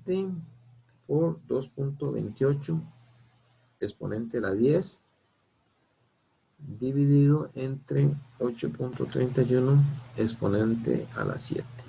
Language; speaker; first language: Spanish; native; Spanish